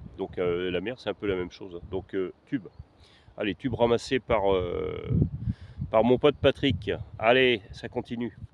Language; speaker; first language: French; native; French